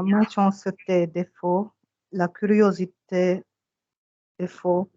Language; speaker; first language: French; non-native, local second language; Arabic